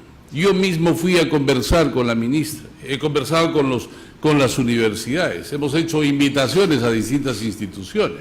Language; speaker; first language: Spanish; native; Spanish